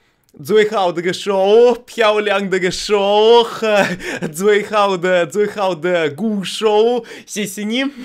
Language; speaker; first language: Chinese; non-native, learner; Russian